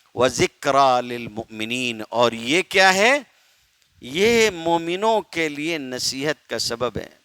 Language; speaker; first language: Urdu; native; Urdu